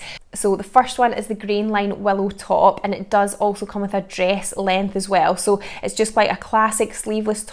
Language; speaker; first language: English; native; English